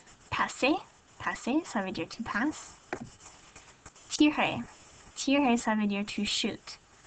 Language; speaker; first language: French; non-native, fluent; English